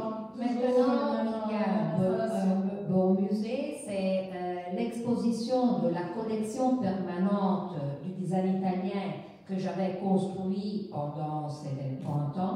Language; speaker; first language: French; non-native, fluent; Italian